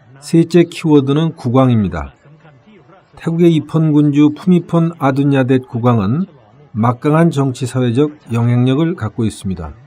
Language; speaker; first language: Korean; native; Korean